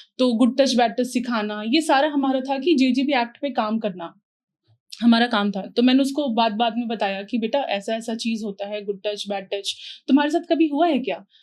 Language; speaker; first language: Hindi; native; Hindi